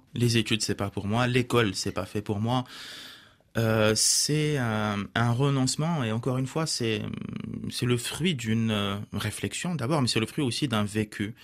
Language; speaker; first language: French; non-native, local second language; Arabic